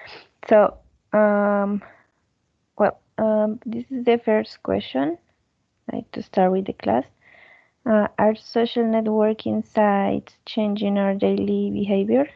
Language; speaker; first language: English; non-native, fluent; Spanish